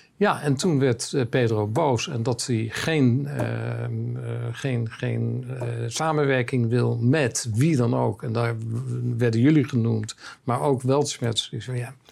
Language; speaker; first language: Dutch; native; Dutch